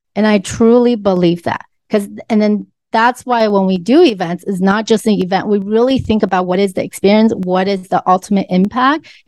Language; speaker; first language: English; early bilingual, other home language; Chinese